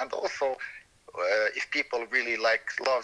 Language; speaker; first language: English; non-native, fluent; Arabic